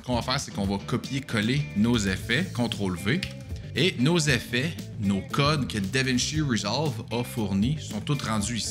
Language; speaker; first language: French; native; French